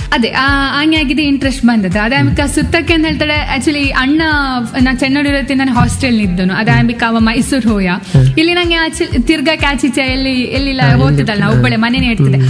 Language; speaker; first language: Kannada; non-native, local second language; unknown